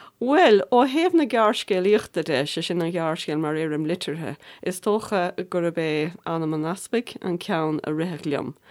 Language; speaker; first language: Irish; native; Irish